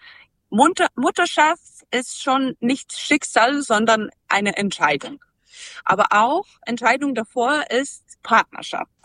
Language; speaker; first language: German; non-native, fluent; Serbian